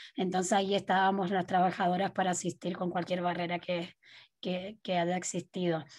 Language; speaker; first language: Spanish; native; Spanish